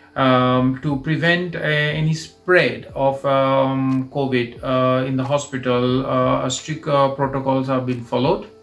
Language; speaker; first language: English; non-native, local second language; Bangla